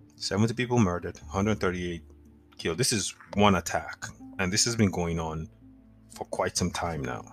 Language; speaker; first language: English; non-native, local second language; Yoruba